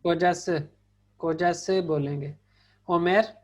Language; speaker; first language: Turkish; non-native, fluent; Urdu